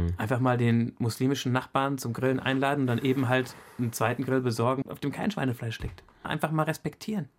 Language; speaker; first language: German; native; German